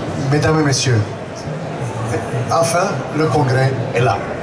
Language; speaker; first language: French; non-native, local second language; German